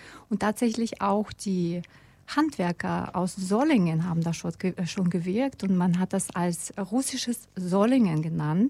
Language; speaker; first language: German; non-native, fluent; Russian